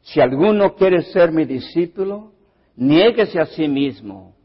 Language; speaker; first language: Spanish; early bilingual, heritage; Spanish